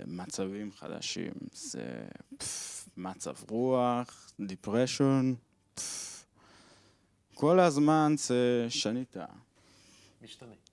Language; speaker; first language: Hebrew; non-native, learner; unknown